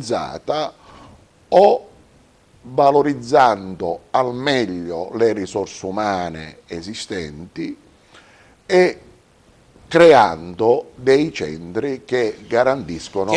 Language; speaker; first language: Italian; native; Italian